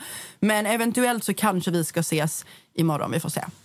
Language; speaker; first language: Swedish; native; Swedish